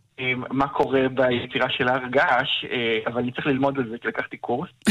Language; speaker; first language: Hebrew; native; Hebrew